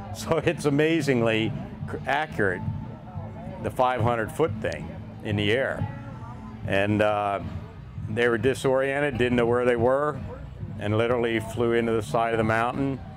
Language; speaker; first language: English; native; English